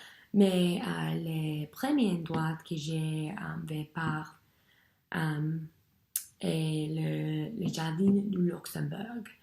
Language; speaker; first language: French; non-native, learner; English